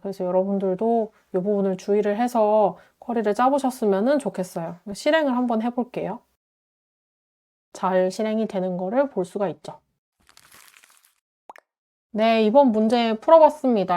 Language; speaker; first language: Korean; native; Korean